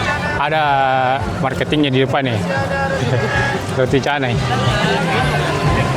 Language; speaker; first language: Indonesian; native; Indonesian